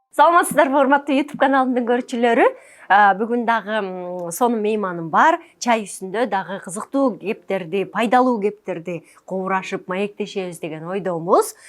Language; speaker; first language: Kyrgyz; native; Kyrgyz